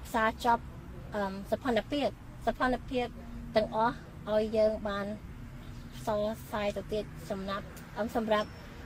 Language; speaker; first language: Khmer; early bilingual, heritage; Khmer